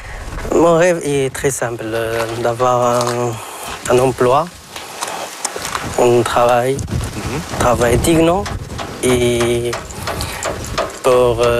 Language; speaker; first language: French; non-native, local second language; Arabic